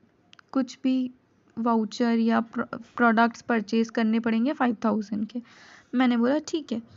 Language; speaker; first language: Hindi; native; Hindi